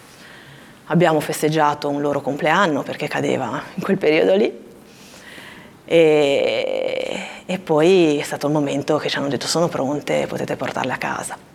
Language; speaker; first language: Italian; native; Italian